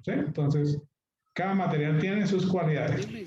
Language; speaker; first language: Spanish; native; Spanish